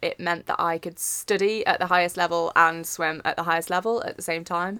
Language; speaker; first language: English; native; English